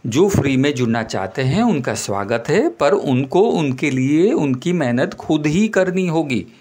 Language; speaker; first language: Hindi; non-native, local second language; Gujarati